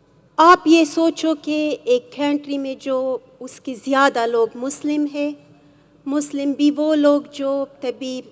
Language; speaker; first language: Hindi; non-native, fluent; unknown